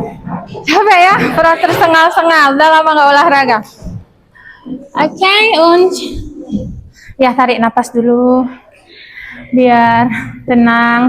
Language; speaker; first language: Indonesian; native; Indonesian